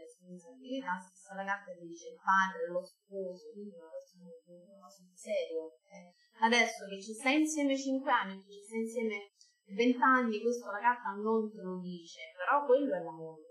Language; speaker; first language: Italian; native; Italian